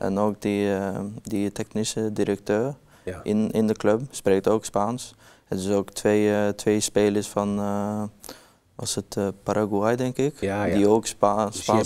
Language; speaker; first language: Dutch; non-native, learner; Norwegian